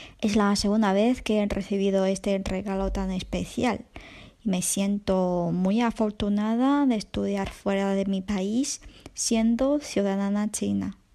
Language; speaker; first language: Spanish; non-native, fluent; Chinese